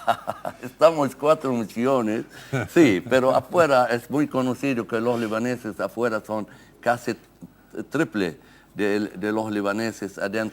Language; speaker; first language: Spanish; non-native, fluent; Arabic